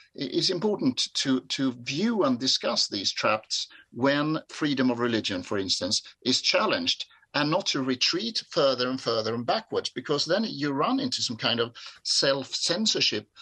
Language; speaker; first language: English; non-native, fluent; Swedish